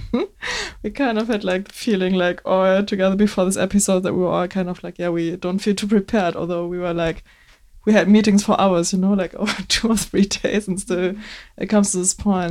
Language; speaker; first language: English; non-native, fluent; German